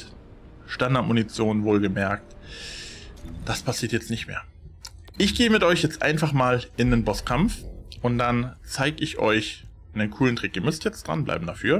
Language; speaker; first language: German; native; German